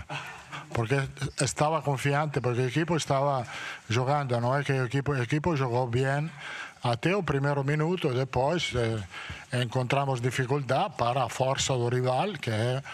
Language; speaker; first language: Portuguese; non-native, learner; Italian